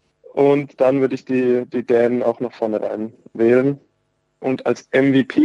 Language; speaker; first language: German; native; German